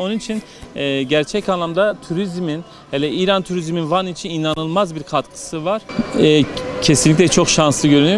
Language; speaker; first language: Turkish; native; Turkish